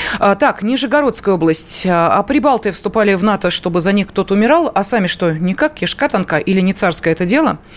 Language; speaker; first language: Russian; native; Russian